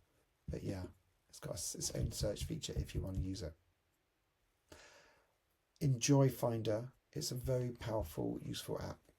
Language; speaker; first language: English; native; English